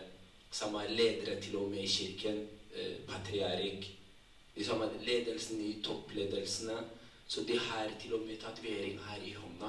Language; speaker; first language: Norwegian; non-native, fluent; Tigrinya